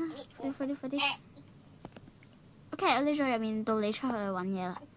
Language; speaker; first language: Chinese; native; Chinese